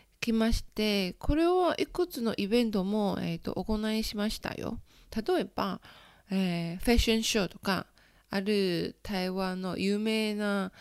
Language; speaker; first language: Japanese; non-native, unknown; Chinese